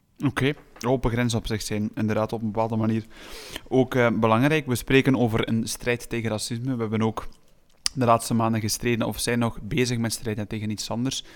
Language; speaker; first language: Dutch; native; Dutch